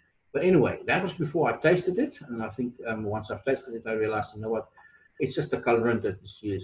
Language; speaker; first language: English; non-native, local second language; Afrikaans